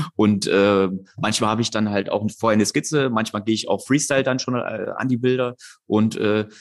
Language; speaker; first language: German; native; German